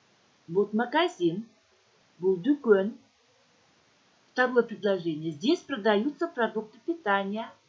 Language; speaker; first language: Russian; non-native, local second language; Kyrgyz